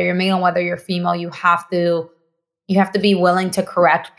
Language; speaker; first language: English; non-native, fluent; Spanish